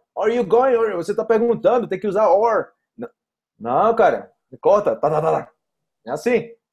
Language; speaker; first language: Portuguese; native; Portuguese